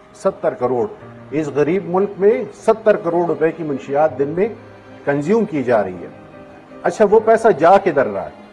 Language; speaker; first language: Urdu; non-native, local second language; Pashto